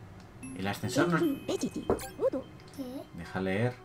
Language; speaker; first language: Spanish; native; Spanish